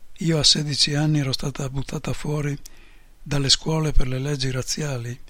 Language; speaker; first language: Italian; native; Italian